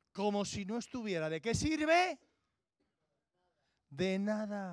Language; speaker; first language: Spanish; native; Spanish